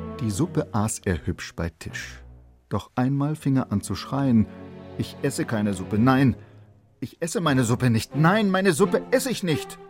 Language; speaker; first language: German; native; German